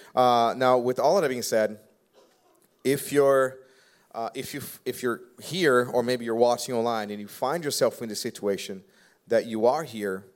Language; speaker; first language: English; non-native, fluent; Portuguese